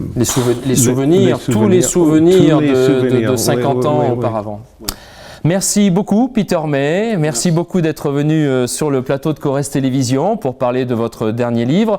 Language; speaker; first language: French; native; French